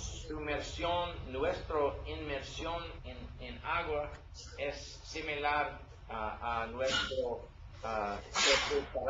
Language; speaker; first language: Spanish; non-native, learner; English